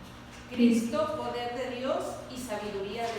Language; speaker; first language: Spanish; native; Spanish